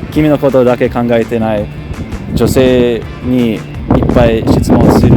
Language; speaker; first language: Japanese; non-native, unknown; English